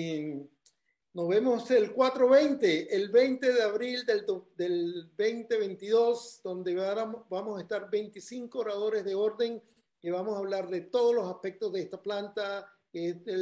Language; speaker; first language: Spanish; native; Spanish